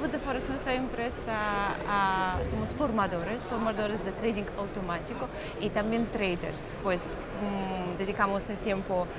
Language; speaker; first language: Spanish; non-native, fluent; Russian